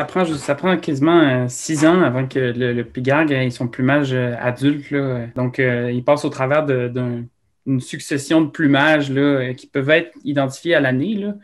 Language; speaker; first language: French; native; French